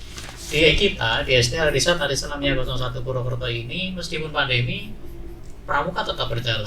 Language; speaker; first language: Indonesian; native; Indonesian